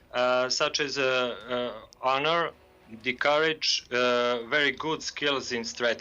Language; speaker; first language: English; non-native, learner; Serbian